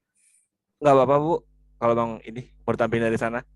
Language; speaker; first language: Indonesian; native; Indonesian